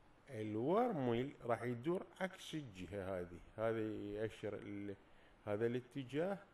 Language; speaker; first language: Arabic; native; Arabic